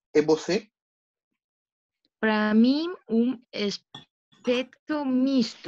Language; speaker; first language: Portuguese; non-native, fluent; Spanish